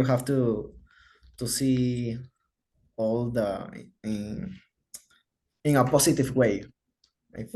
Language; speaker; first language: English; non-native, learner; Spanish